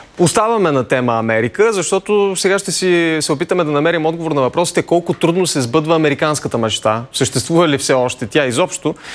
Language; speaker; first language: Bulgarian; native; Bulgarian